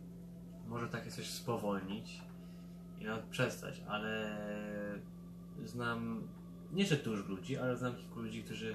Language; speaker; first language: Polish; early bilingual, heritage; Polish